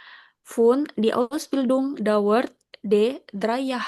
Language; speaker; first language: German; non-native, learner; Indonesian